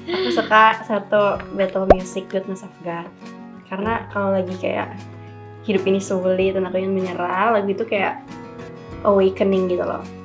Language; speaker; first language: Indonesian; native; Indonesian